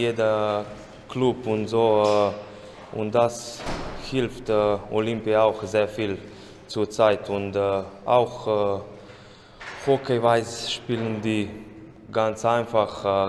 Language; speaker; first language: German; non-native, learner; Slovenian